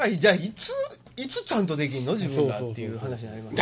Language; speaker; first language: Japanese; native; Japanese